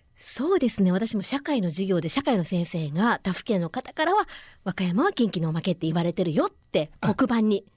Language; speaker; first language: Japanese; native; Japanese